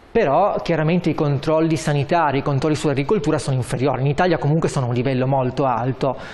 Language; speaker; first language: Italian; native; Italian